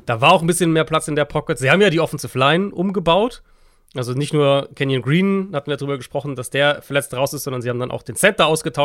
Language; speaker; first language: German; native; German